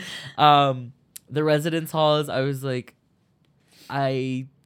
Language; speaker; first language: English; early bilingual, other home language; Spanish